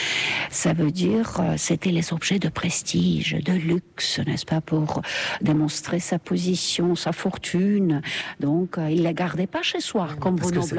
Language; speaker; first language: French; non-native, fluent; Estonian